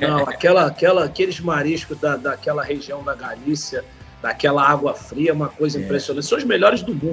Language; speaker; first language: Portuguese; native; Portuguese